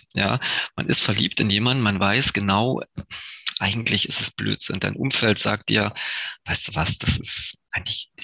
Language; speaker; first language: German; native; German